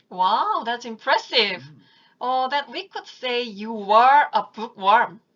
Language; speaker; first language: English; non-native, fluent; Korean